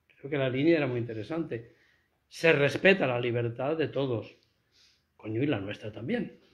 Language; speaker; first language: Spanish; native; Spanish